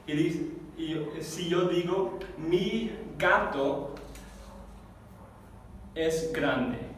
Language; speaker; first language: Spanish; non-native, fluent; English